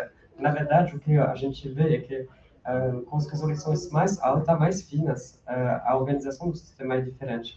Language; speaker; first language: Portuguese; non-native, fluent; French